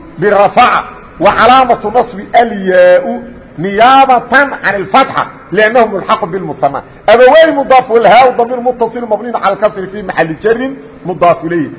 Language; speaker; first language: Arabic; non-native, fluent; Somali